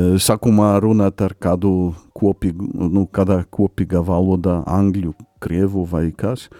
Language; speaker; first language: Latvian; non-native, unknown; Polish